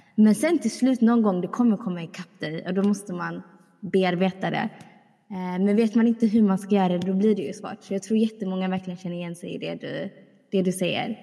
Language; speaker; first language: Swedish; early bilingual, other home language; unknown